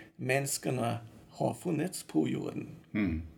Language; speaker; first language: Swedish; non-native, fluent; German